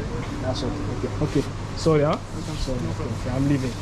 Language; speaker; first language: English; non-native, fluent; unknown